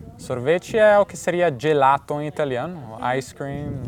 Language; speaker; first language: Portuguese; non-native, fluent; Italian